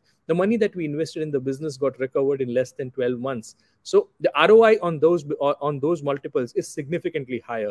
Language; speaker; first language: English; non-native, local second language; Gujarati